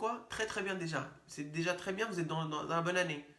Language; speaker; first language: French; native; French